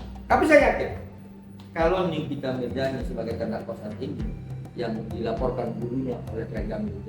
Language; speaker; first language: Indonesian; native; Indonesian